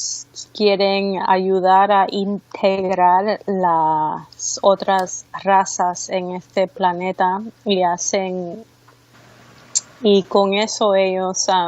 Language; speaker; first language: Spanish; early bilingual, heritage; Spanish